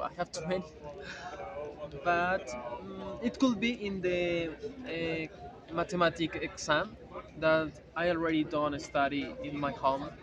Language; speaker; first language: English; non-native, learner; Spanish